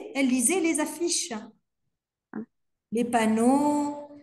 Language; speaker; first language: French; non-native, local second language; Arabic